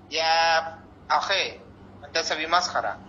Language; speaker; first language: Arabic; non-native, learner; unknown